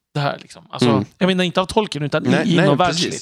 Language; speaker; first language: Swedish; native; Swedish